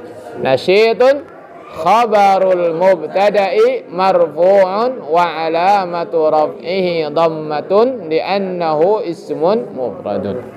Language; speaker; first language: Arabic; non-native, fluent; Indonesian